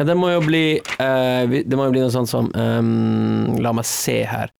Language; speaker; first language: Norwegian; native; Norwegian